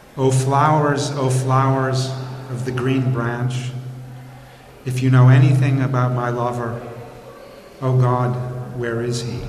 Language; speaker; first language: English; native; English